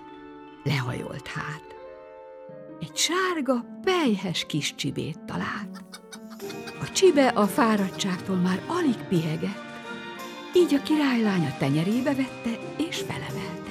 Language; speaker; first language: Hungarian; native; Hungarian